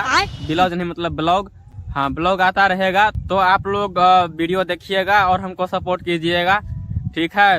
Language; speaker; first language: Hindi; non-native, local second language; Maithili